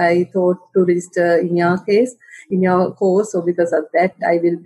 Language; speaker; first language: English; non-native, local second language; Sinhala